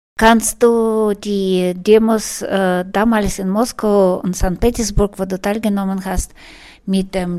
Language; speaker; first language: German; non-native, fluent; Russian